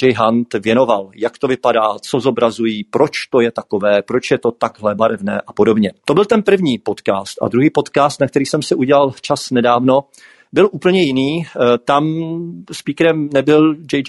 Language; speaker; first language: Czech; native; Czech